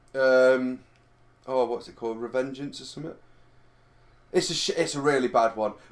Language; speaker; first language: English; native; English